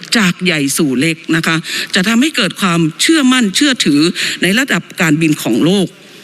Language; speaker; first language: Thai; native; Thai